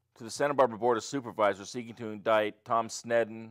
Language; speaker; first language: English; native; English